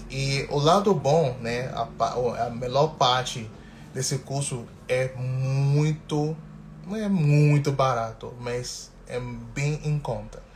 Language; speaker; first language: Portuguese; non-native, fluent; English